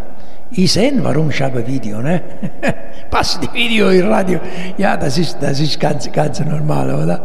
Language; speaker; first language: German; non-native, fluent; Italian